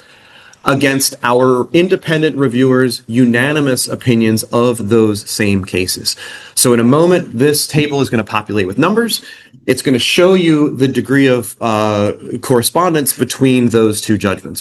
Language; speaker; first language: English; native; English